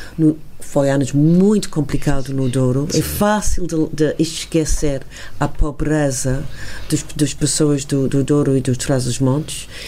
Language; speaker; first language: Portuguese; non-native, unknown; English